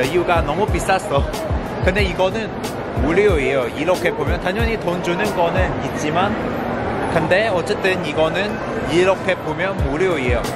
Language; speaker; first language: Korean; non-native, learner; Cantonese